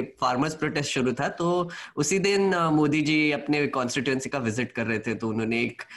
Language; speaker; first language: Hindi; non-native, local second language; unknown